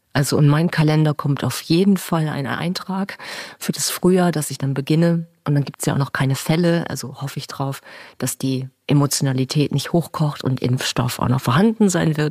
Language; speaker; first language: German; native; German